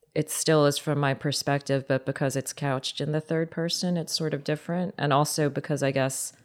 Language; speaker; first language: English; native; English